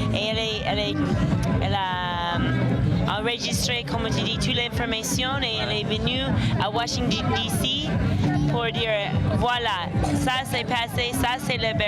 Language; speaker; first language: French; non-native, fluent; English